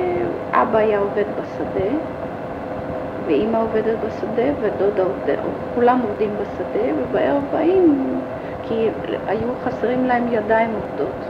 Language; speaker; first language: Hebrew; early bilingual, other home language; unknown